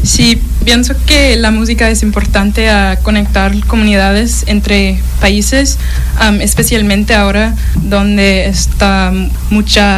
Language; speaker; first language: Spanish; non-native, learner; English